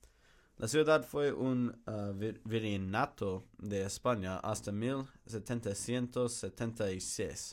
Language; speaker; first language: Spanish; non-native, learner; English